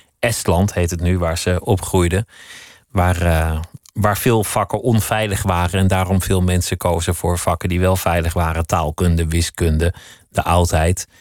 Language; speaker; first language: Dutch; native; Dutch